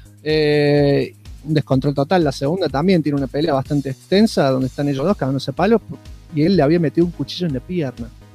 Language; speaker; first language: Spanish; native; Spanish